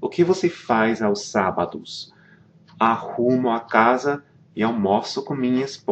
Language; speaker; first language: Portuguese; non-native, fluent; English